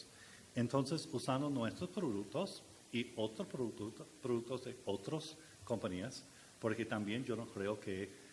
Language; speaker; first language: Spanish; non-native, learner; English